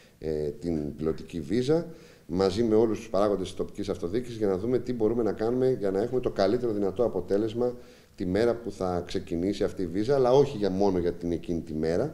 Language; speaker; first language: Greek; native; Greek